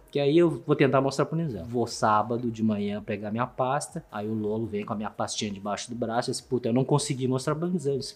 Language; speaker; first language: Portuguese; early bilingual, other home language; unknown